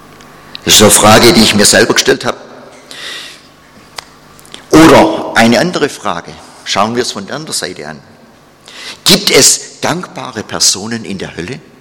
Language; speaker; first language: German; non-native, fluent; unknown